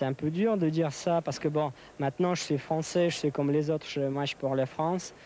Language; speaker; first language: French; non-native, learner; Russian